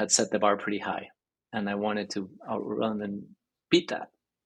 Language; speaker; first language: English; early bilingual, other home language; Spanish